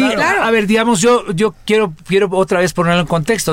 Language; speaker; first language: Spanish; native; Spanish